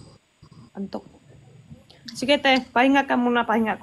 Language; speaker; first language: Filipino; non-native, learner; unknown